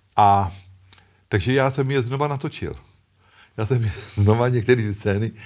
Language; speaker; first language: Czech; native; Czech